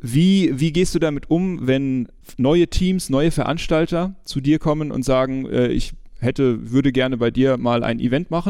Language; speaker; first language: German; native; German